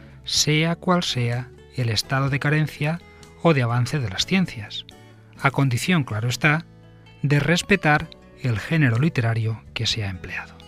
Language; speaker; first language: Spanish; native; Spanish